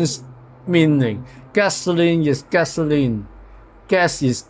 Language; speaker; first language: English; non-native, learner; Cantonese